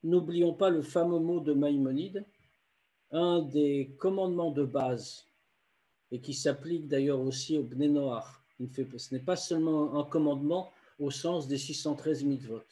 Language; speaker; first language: French; native; French